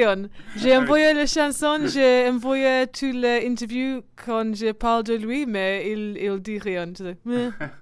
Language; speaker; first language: French; non-native, learner; English